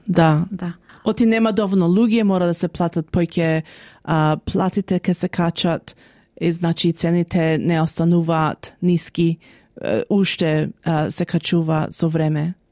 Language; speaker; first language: Macedonian; early bilingual, heritage; Macedonian